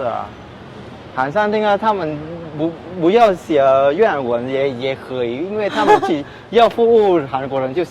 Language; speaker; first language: Chinese; non-native, fluent; Vietnamese